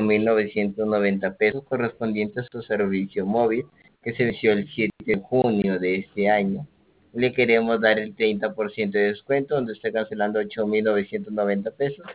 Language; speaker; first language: Spanish; native; Spanish